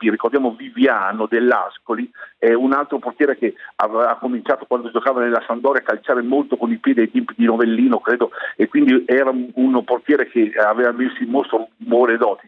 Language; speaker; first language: Italian; native; Italian